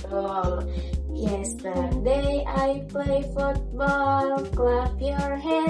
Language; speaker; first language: English; non-native, learner; Indonesian